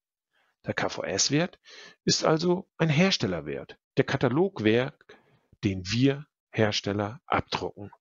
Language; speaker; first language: German; native; German